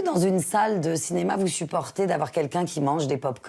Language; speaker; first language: French; native; French